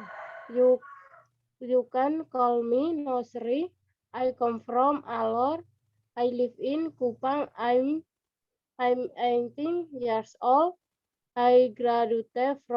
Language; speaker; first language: English; non-native, learner; Indonesian